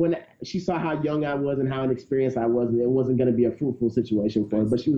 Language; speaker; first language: English; native; English